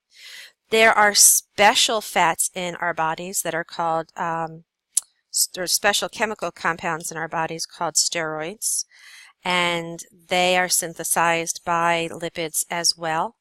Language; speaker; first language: English; native; English